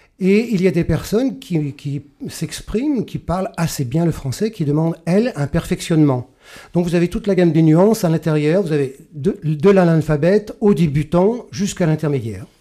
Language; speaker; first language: French; native; French